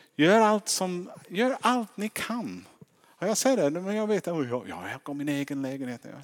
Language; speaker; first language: Swedish; non-native, fluent; English